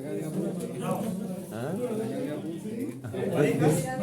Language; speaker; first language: Spanish; native; Spanish